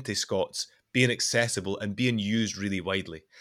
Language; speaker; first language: English; non-native, local second language; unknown